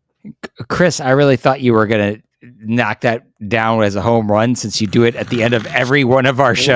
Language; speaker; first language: English; native; English